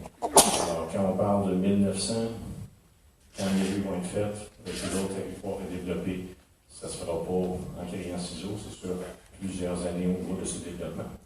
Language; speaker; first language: French; native; French